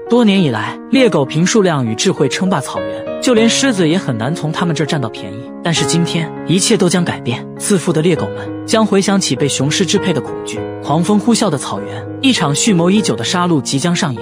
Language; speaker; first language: Chinese; native; Chinese